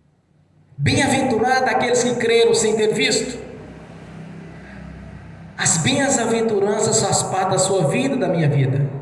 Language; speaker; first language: Portuguese; native; Portuguese